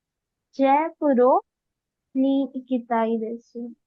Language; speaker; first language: Japanese; non-native, learner; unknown